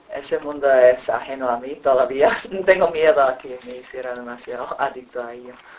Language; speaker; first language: Spanish; native; Spanish